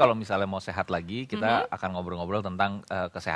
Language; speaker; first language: Indonesian; native; Indonesian